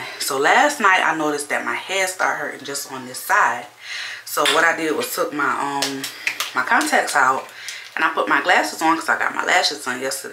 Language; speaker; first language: English; native; English